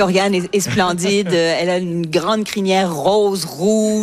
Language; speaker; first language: French; native; French